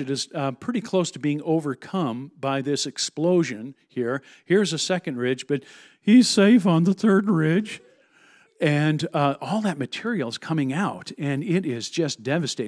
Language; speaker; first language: English; native; English